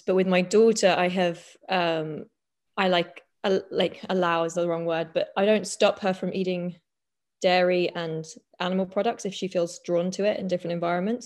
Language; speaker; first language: English; native; English